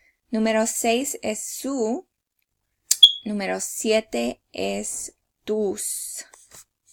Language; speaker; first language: Spanish; early bilingual, heritage; Spanish